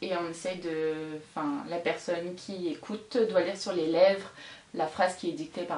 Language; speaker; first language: French; native; French